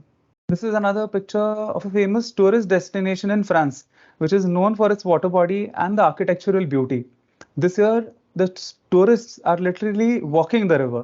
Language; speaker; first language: English; non-native, local second language; Marathi